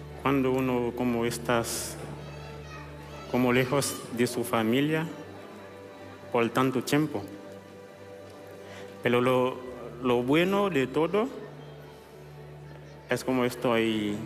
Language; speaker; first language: Spanish; non-native, learner; Haitian Creole